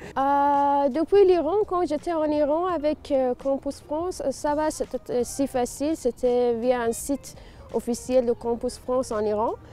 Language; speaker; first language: French; non-native, fluent; Persian